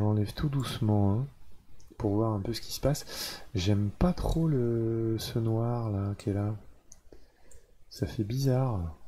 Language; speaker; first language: French; native; French